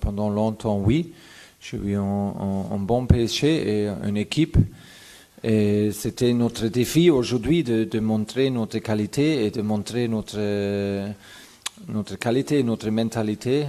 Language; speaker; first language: French; non-native, fluent; German